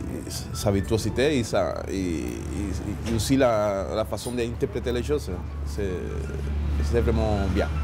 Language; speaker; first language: French; non-native, fluent; Spanish